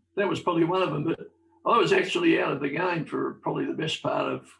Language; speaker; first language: English; native; English